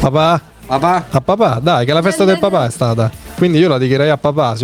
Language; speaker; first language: Italian; native; Italian